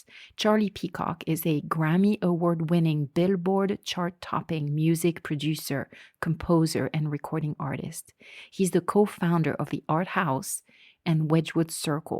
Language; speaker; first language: English; non-native, fluent; French